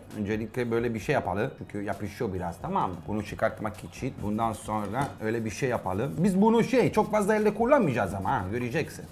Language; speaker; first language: Turkish; non-native, fluent; Italian